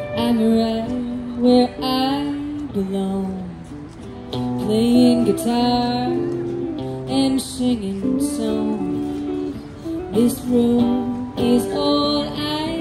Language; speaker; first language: English; native; English